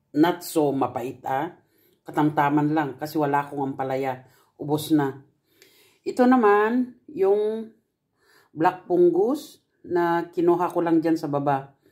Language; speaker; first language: Filipino; non-native, local second language; Iloko